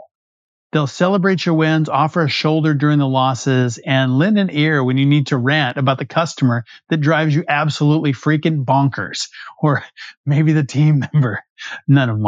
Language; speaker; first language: English; native; English